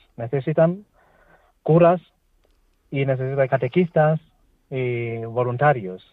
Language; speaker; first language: Spanish; non-native, learner; Swahili